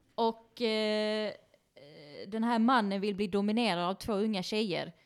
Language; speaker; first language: Swedish; native; Swedish